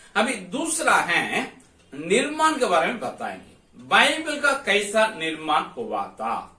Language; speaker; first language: Hindi; non-native, local second language; Tamil